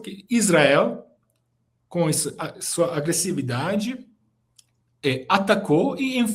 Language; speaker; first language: Portuguese; non-native, fluent; Turkish